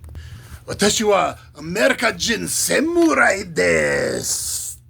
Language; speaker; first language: Japanese; non-native, learner; English